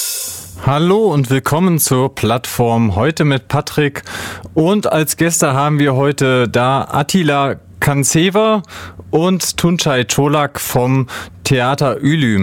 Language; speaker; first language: German; native; German